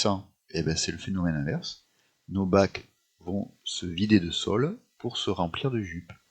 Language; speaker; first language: French; native; French